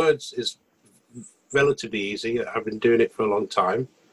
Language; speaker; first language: English; native; English